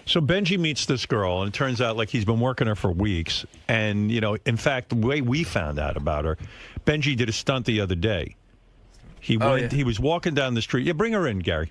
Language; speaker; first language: English; native; English